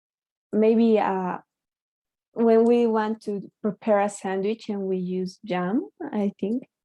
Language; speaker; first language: English; non-native, learner; Spanish